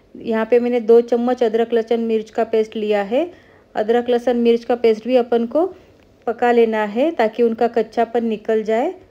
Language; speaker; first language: Hindi; non-native, local second language; Marathi